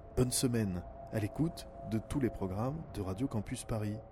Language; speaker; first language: French; native; French